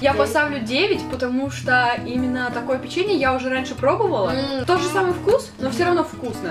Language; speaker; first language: Russian; native; Russian